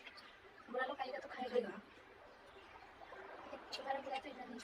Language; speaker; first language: Hindi; non-native, local second language; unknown